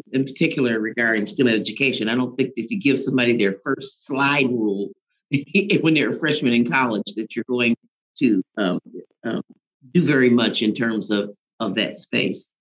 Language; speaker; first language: English; native; English